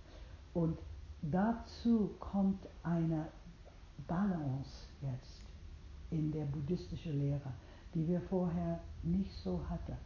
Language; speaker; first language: German; non-native, fluent; English